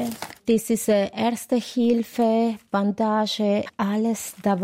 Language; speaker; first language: German; non-native, learner; Spanish